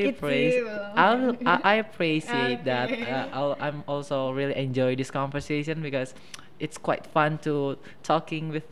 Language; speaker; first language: English; non-native, fluent; Indonesian